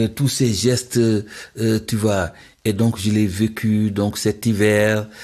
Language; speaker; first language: French; non-native, local second language; Wolof